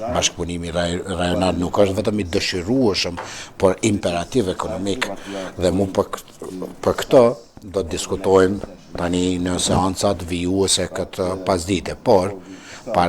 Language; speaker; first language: Albanian; native; Albanian